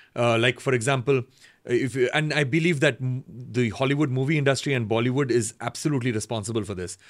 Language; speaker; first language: English; native; English